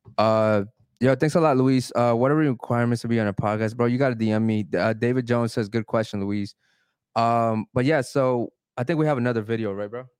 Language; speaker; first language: English; early bilingual, other home language; Spanish